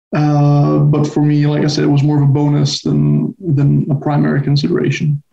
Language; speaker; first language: English; non-native, fluent; Spanish